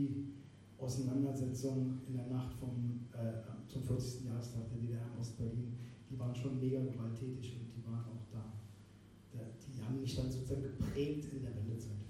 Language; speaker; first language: German; native; German